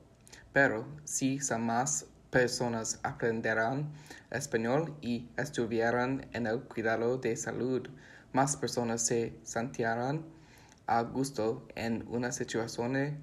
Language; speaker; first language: Spanish; non-native, learner; English